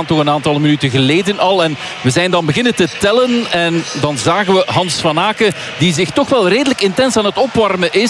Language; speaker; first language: Dutch; native; Dutch